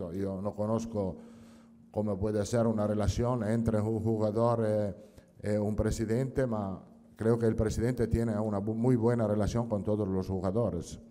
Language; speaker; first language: Spanish; non-native, fluent; Italian